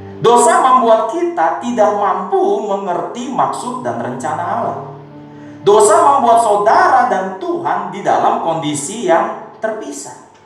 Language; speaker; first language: Indonesian; native; Indonesian